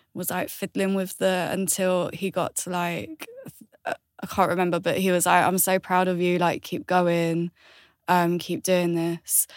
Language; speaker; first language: English; native; English